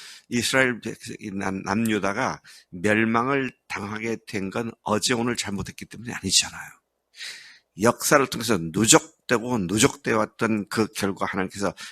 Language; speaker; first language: Korean; native; Korean